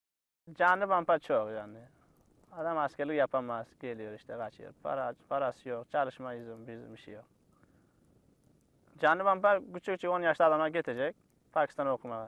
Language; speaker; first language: Turkish; non-native, learner; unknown